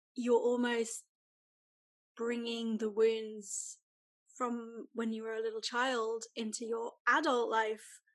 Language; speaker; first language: English; native; English